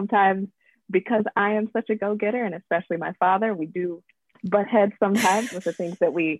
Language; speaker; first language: English; native; English